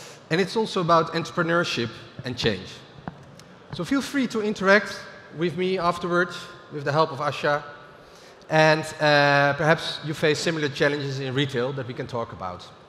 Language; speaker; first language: English; non-native, fluent; Dutch